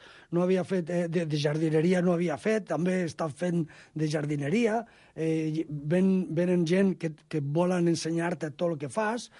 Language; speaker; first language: Catalan; non-native, local second language; Spanish